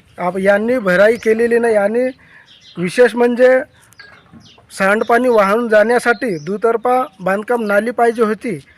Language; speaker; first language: Marathi; native; Marathi